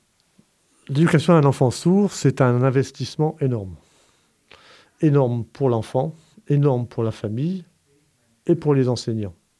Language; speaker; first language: French; native; French